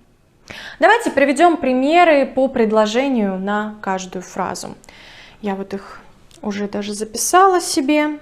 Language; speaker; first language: Russian; native; Russian